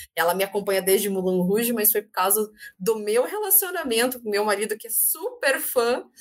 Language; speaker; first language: Portuguese; native; Portuguese